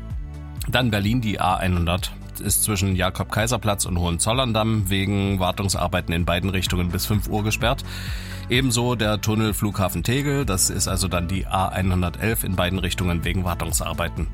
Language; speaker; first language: German; native; German